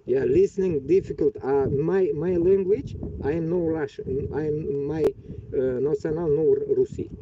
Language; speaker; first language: English; non-native, learner; Bashkir